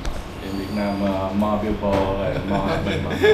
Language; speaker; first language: English; non-native, learner; Vietnamese